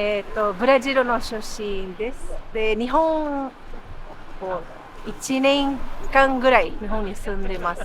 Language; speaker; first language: Japanese; non-native, fluent; Portuguese